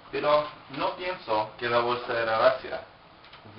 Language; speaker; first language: Spanish; non-native, learner; English